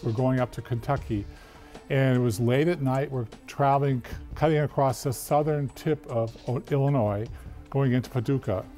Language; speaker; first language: English; native; English